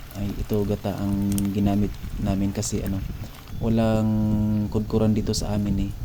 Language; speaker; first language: Filipino; non-native, local second language; Cebuano